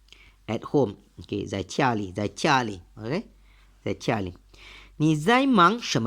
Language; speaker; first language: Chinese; non-native, learner; Malay